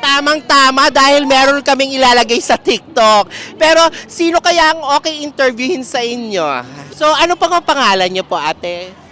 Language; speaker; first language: Filipino; native; Filipino